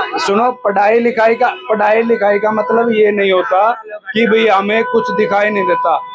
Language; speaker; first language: Hindi; native; Hindi